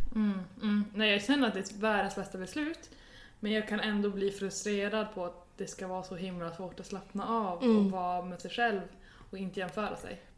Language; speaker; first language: Swedish; native; Swedish